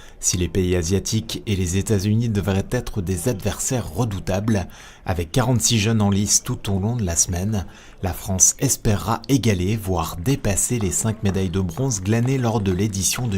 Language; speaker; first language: French; native; French